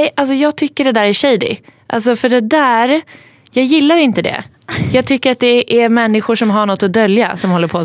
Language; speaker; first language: Swedish; native; Swedish